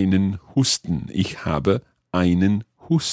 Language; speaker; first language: German; non-native, learner; English